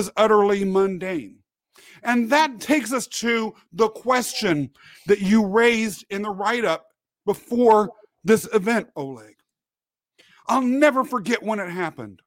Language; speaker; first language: English; native; English